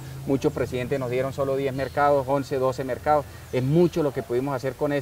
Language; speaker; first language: Spanish; native; Spanish